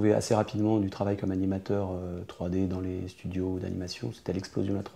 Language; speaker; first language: French; native; French